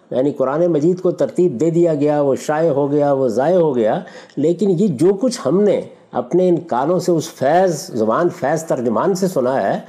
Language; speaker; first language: Urdu; non-native, local second language; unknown